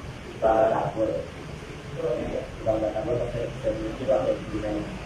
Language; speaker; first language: Indonesian; native; Indonesian